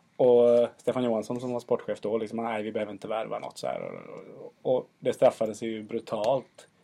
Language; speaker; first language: Swedish; native; Swedish